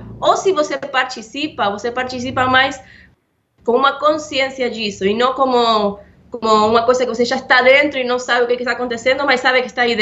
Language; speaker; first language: Portuguese; non-native, fluent; Spanish